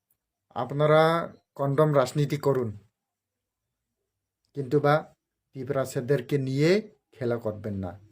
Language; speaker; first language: Bangla; non-native, local second language; Kok Borok